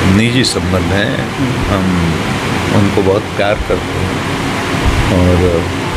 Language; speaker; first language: Hindi; native; Hindi